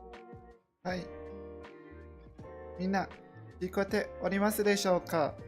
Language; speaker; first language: Japanese; non-native, learner; English